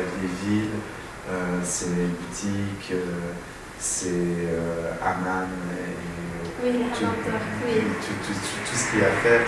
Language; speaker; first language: French; native; French